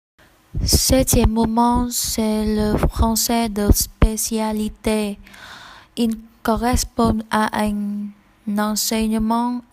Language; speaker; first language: French; non-native, learner; Vietnamese